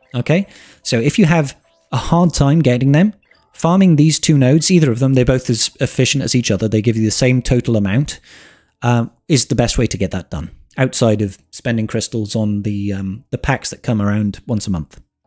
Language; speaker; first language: English; native; English